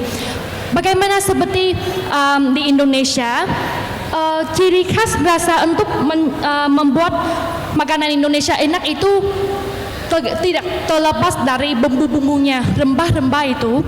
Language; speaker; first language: Indonesian; non-native, learner; Vietnamese